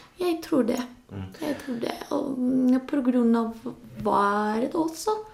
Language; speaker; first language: Norwegian; non-native, local second language; Spanish